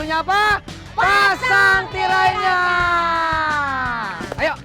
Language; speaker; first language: Indonesian; native; Indonesian